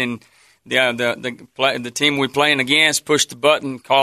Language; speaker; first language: English; non-native, fluent; Portuguese